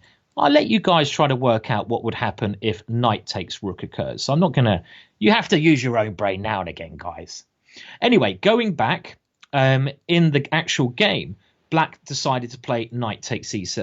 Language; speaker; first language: English; native; English